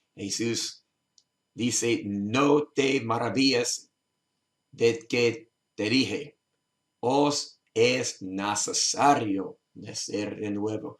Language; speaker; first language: Spanish; non-native, learner; English